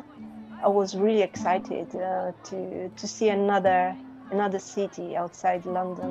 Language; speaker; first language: English; non-native, fluent; Italian